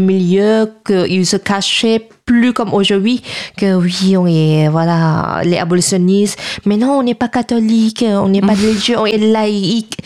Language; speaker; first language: French; non-native, fluent; Thai